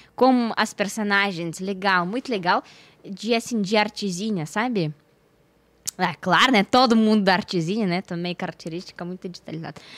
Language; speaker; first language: Portuguese; non-native, fluent; Russian